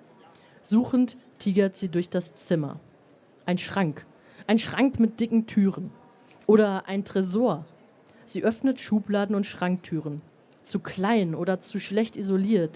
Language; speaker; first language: German; native; German